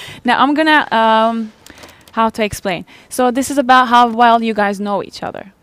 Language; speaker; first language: English; non-native, fluent; Turkish